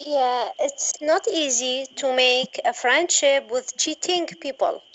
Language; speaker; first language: English; non-native, learner; Arabic